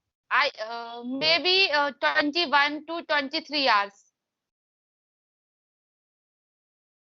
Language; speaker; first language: English; non-native, learner; Hindi